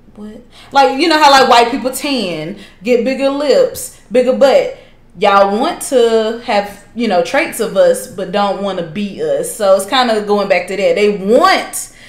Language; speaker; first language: English; native; English